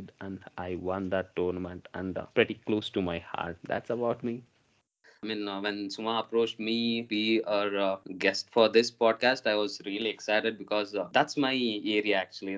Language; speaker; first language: English; non-native, local second language; Kannada